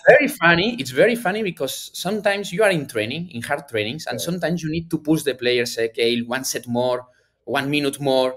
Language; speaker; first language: English; non-native, learner; Spanish